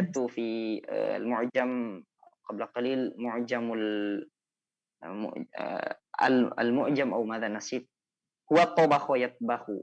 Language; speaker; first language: Arabic; non-native, fluent; Indonesian